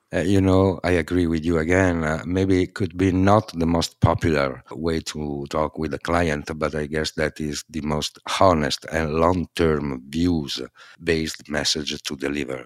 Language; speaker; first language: English; non-native, fluent; Italian